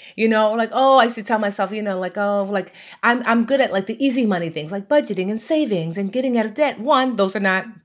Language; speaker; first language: English; early bilingual, other home language; Yoruba